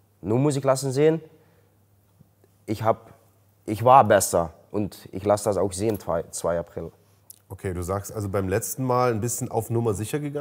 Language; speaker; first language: German; non-native, learner; Dutch